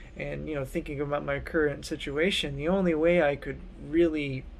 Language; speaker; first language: English; native; English